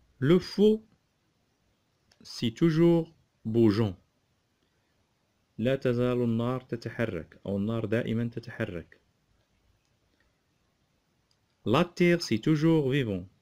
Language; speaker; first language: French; non-native, local second language; Arabic